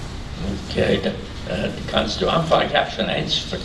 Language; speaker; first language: German; early bilingual, heritage; German